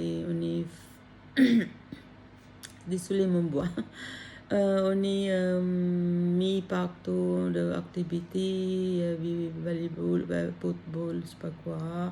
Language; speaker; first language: French; non-native, learner; Filipino